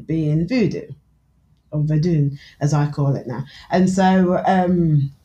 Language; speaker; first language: English; native; English